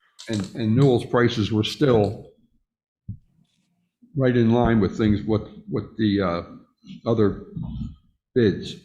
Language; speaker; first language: English; native; English